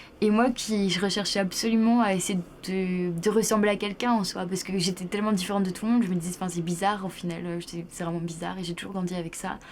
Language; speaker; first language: French; native; French